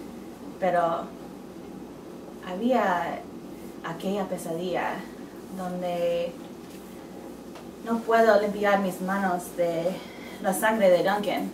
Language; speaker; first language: Spanish; non-native, learner; English